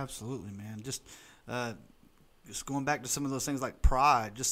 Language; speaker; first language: English; native; English